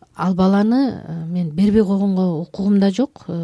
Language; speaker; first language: Kyrgyz; native; Kyrgyz